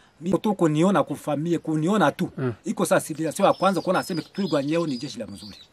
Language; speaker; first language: Swahili; non-native, local second language; Bembe